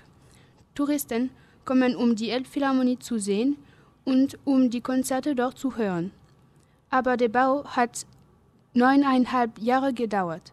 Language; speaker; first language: German; non-native, learner; French